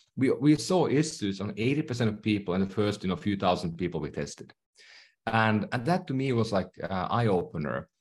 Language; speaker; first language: English; non-native, fluent; Finnish